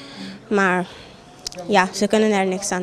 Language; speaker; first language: Dutch; non-native, local second language; Papiamento